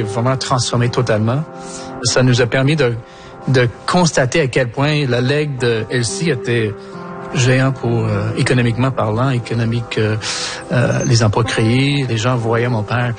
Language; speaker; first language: French; native; French